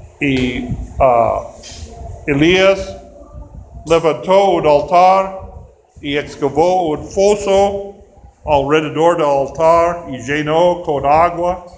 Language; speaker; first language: Spanish; non-native, fluent; English